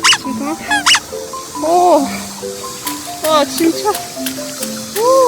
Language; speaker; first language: Korean; non-native, learner; Russian